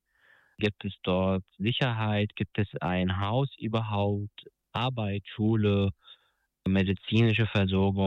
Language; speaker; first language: German; non-native, fluent; Arabic